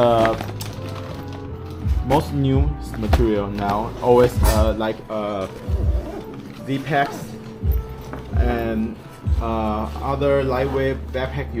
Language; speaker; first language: English; non-native, learner; Chinese